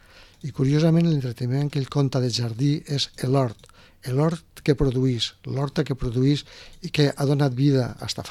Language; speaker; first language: Catalan; native; Catalan